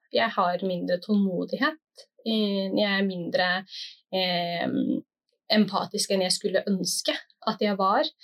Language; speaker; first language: Norwegian; early bilingual, other home language; Somali